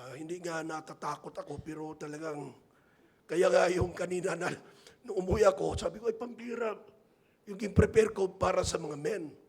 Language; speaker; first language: Filipino; non-native, local second language; Hiligaynon